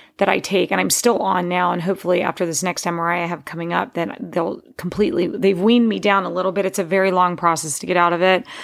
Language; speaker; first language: English; native; English